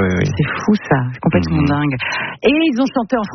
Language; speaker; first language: French; native; French